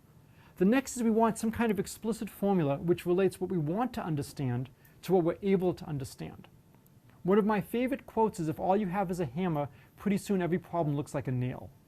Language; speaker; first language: English; native; English